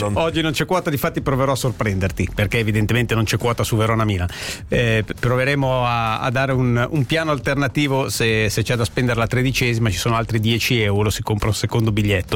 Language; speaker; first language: Italian; native; Italian